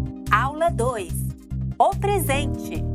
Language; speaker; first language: Portuguese; non-native, fluent; English